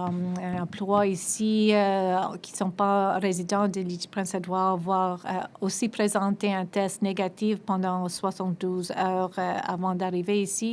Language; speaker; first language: French; non-native, local second language; English